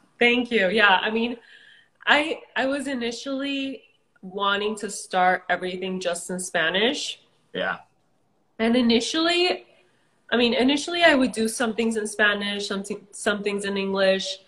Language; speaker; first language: English; early bilingual, other home language; Spanish